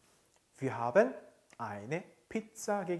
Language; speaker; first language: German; non-native, fluent; Korean